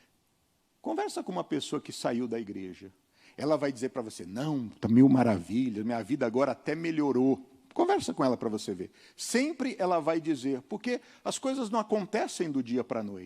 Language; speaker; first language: Portuguese; native; Portuguese